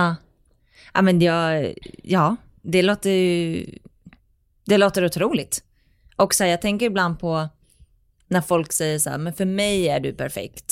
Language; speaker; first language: Swedish; native; Swedish